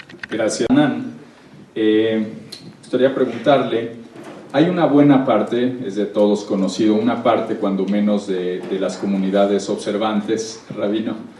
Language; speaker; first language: Spanish; native; Spanish